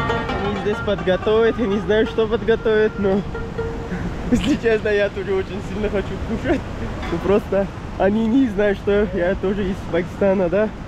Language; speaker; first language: Russian; non-native, learner; Pashto